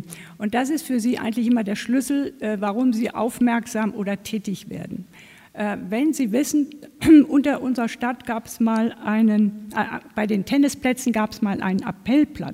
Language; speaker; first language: German; native; German